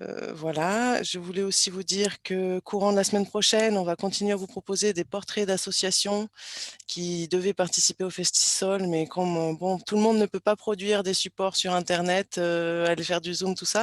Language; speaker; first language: French; native; French